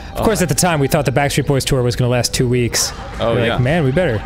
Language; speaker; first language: English; native; English